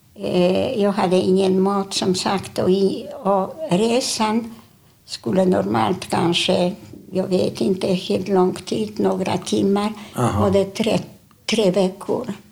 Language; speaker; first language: Swedish; non-native, fluent; Polish